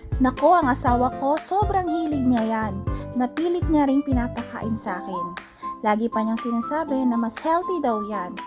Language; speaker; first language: Filipino; native; Filipino